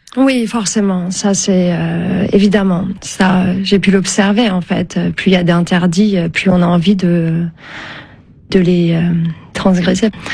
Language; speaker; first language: French; early bilingual, other home language; Turkish